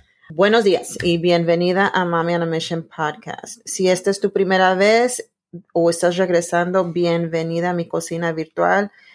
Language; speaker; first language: Spanish; early bilingual, heritage; Spanish